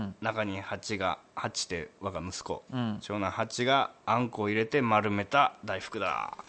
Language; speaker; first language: Japanese; native; Japanese